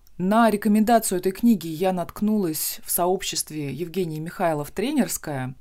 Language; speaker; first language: Russian; native; Russian